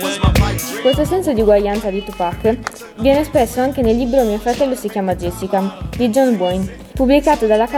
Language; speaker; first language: Italian; native; Italian